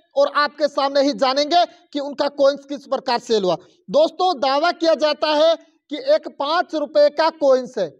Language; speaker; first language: Hindi; native; Hindi